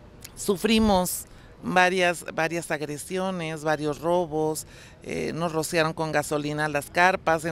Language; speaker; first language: Spanish; native; Spanish